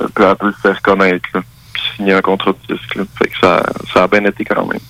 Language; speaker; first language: French; native; French